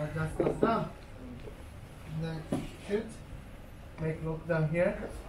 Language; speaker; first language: English; non-native, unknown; Japanese